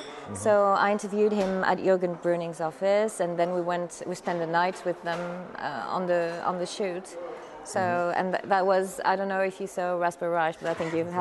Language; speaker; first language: English; non-native, fluent; French